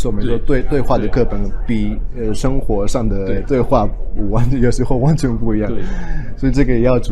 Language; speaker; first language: Chinese; non-native, fluent; Spanish